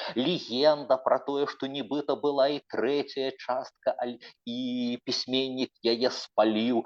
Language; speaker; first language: Belarusian; native; Belarusian